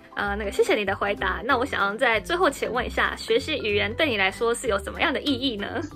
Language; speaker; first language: Chinese; non-native, fluent; Japanese